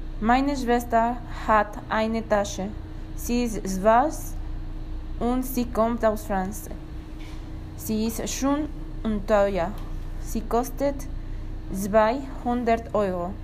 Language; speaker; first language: German; non-native, learner; Spanish